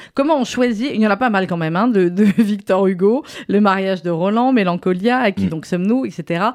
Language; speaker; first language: French; native; French